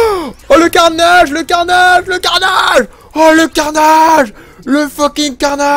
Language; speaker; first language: French; native; French